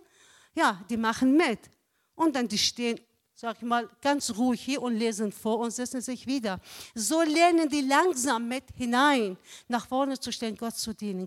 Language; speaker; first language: German; non-native, fluent; Persian